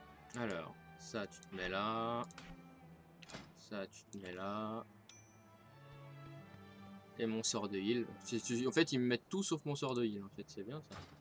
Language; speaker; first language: French; native; French